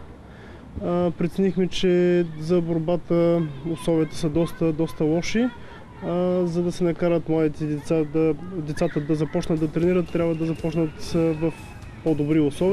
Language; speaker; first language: Bulgarian; native; Bulgarian